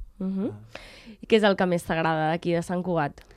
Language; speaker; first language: Catalan; native; Catalan